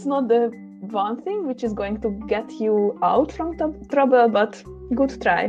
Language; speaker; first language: English; non-native, fluent; Hungarian